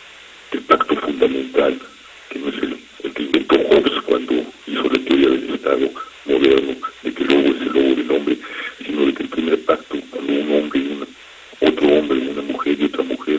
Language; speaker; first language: Spanish; native; Spanish